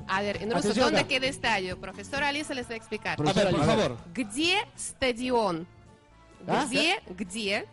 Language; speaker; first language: Spanish; non-native, fluent; Russian